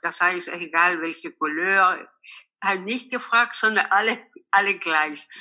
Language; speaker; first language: German; non-native, local second language; Spanish